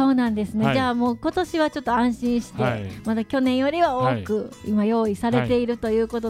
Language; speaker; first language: Japanese; native; Japanese